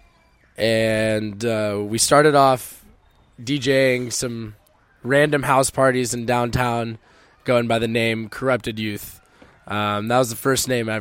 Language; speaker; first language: English; native; English